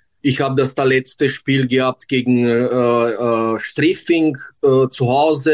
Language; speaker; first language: German; non-native, learner; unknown